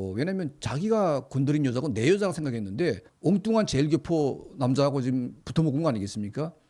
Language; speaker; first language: Korean; native; Korean